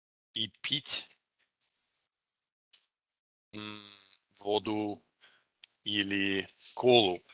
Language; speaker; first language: Russian; non-native, fluent; English